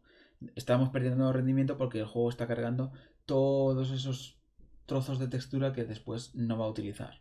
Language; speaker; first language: Spanish; native; Spanish